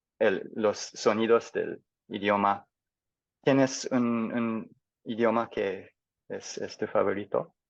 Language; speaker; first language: Spanish; non-native, fluent; English